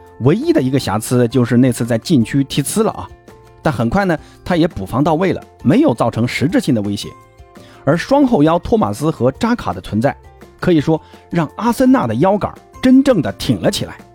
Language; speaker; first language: Chinese; native; Chinese